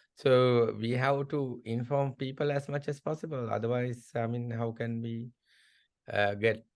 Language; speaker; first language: English; non-native, local second language; Sinhala